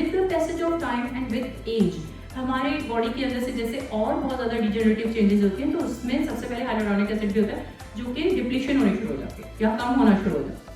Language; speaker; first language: Urdu; native; Urdu